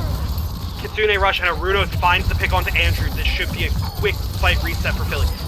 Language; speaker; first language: English; native; English